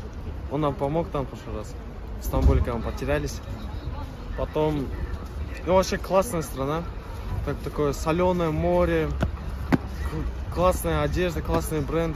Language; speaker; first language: Russian; native; Russian